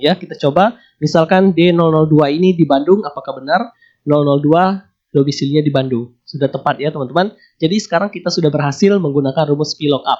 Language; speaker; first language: Indonesian; native; Indonesian